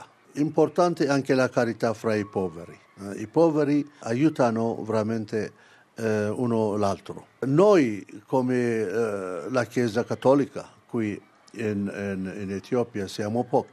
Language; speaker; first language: Italian; non-native, fluent; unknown